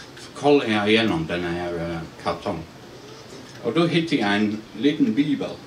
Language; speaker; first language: Swedish; non-native, fluent; English